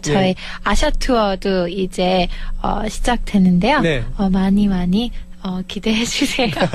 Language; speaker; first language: Korean; early bilingual, heritage; Korean